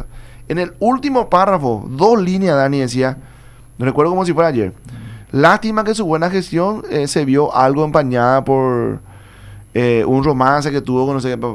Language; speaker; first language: Spanish; native; Spanish